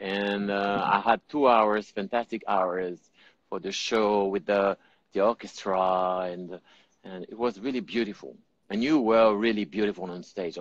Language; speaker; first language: English; non-native, fluent; French